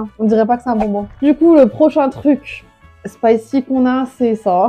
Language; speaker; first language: French; native; French